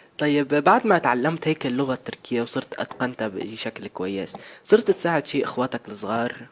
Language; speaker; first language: Arabic; native; Arabic